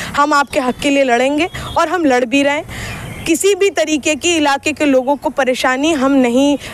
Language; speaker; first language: Hindi; native; Hindi